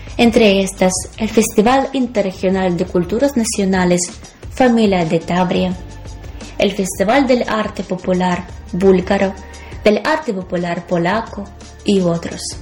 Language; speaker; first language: Spanish; non-native, fluent; Ukrainian